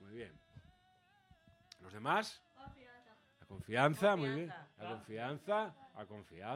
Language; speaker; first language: Spanish; native; Spanish